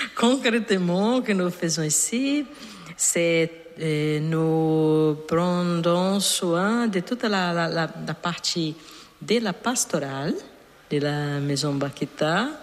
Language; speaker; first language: French; non-native, learner; Portuguese